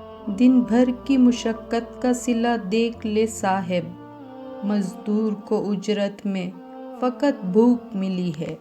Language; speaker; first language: Urdu; native; Urdu